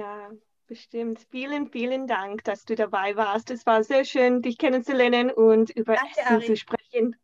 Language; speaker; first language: German; non-native, fluent; English